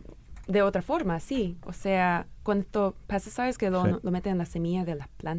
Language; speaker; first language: Spanish; early bilingual, heritage; English